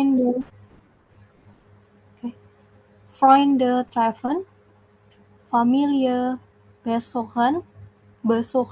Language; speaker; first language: German; non-native, learner; Indonesian